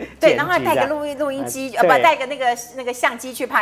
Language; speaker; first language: Chinese; native; Chinese